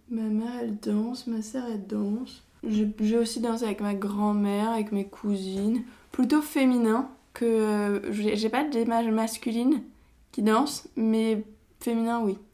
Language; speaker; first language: French; native; French